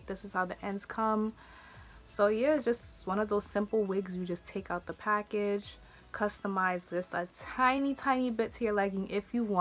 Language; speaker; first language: English; native; English